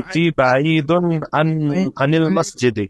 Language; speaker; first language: Arabic; non-native, learner; Urdu